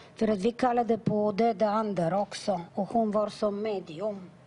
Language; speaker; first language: Swedish; non-native, fluent; Bulgarian